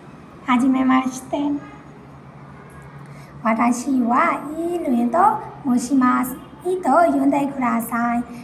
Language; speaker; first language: Japanese; non-native, learner; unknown